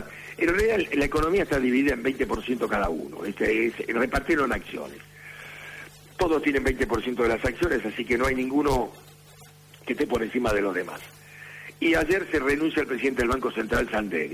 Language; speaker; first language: Spanish; native; Spanish